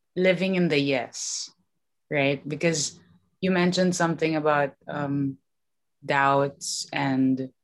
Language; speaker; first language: English; non-native, local second language; Filipino